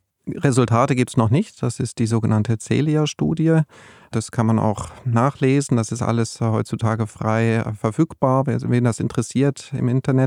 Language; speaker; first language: German; native; German